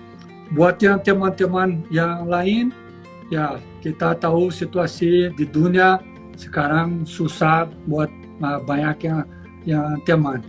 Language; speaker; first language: Indonesian; non-native, fluent; Portuguese